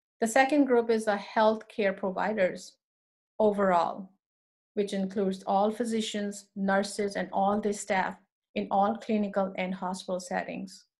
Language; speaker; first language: English; non-native, local second language; Urdu